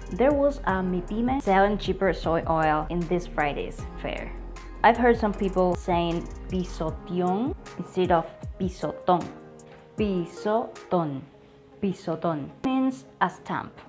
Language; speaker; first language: English; non-native, fluent; Spanish